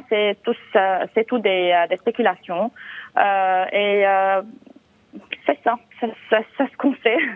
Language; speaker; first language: French; non-native, local second language; Arabic